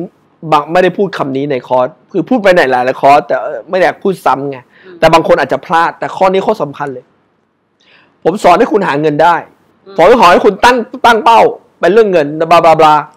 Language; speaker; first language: Thai; native; Thai